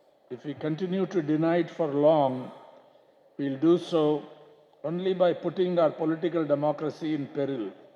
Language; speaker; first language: English; non-native, local second language; Tamil